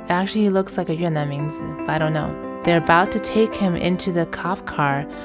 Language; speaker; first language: English; early bilingual, other home language; Chinese